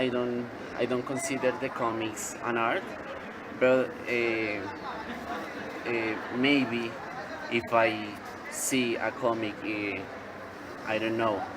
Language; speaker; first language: English; non-native, learner; Spanish